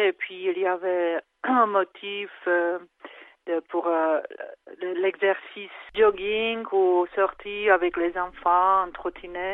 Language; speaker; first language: French; non-native, fluent; Czech